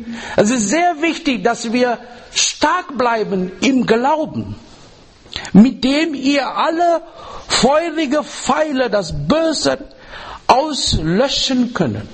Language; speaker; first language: German; non-native, learner; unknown